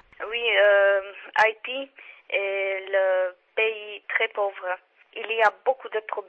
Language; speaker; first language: French; non-native, learner; Czech